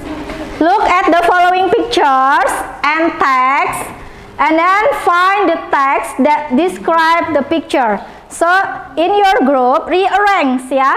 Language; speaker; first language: English; non-native, fluent; Indonesian